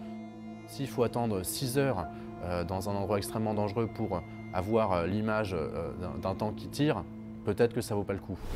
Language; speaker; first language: French; native; French